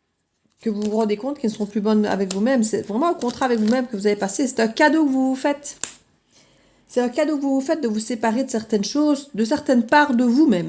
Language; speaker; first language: French; native; French